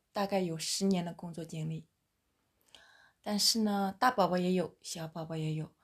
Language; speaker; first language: Chinese; native; Chinese